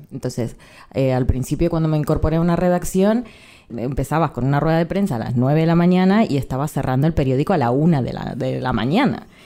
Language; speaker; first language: Spanish; native; Spanish